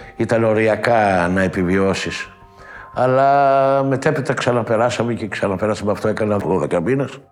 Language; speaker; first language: Greek; native; Greek